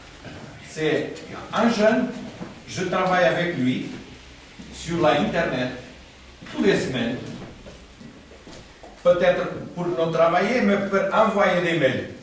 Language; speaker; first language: French; non-native, learner; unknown